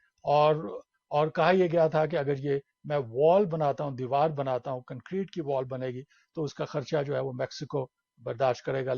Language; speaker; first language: Urdu; native; Urdu